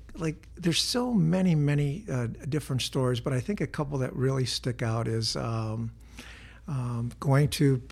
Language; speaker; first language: English; native; English